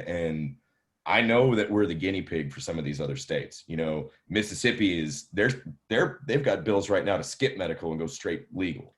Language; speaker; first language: English; native; English